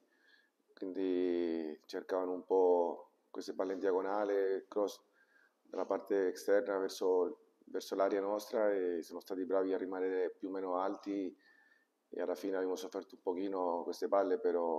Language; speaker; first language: Italian; non-native, fluent; Spanish